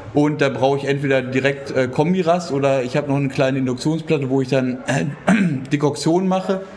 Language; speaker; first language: German; native; German